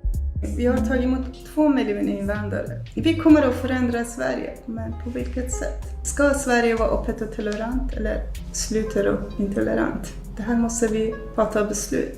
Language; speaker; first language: Swedish; non-native, fluent; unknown